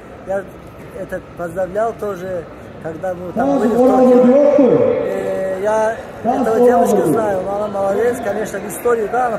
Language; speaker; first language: Russian; non-native, learner; Azerbaijani